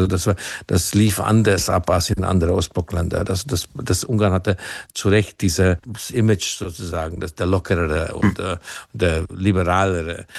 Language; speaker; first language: German; non-native, fluent; Hungarian